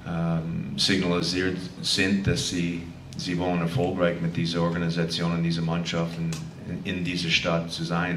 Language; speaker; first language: German; non-native, fluent; English